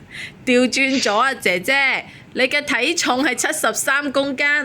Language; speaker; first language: Cantonese; native; Cantonese